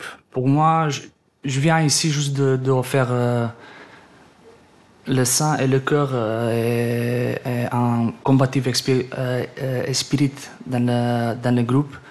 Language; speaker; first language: French; non-native, learner; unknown